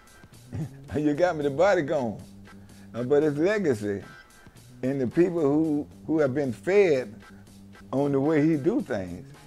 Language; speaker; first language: English; native; English